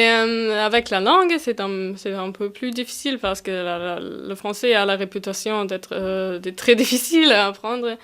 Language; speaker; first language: French; non-native, fluent; German